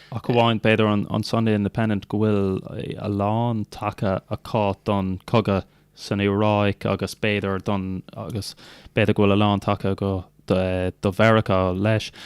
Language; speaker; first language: Irish; non-native, local second language; English